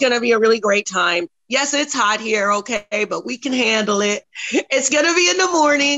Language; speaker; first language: English; native; English